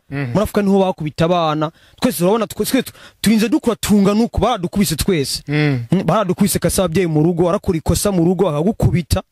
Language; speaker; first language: Rundi; early bilingual, heritage; Rundi